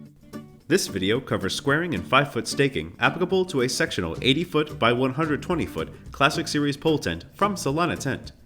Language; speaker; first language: English; native; English